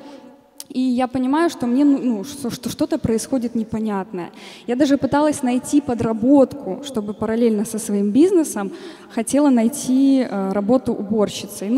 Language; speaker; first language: Russian; native; Russian